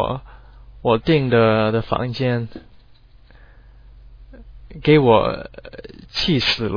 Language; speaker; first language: Chinese; non-native, learner; English